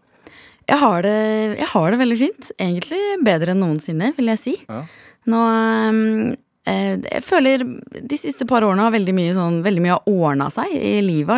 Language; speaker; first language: Norwegian; native; Norwegian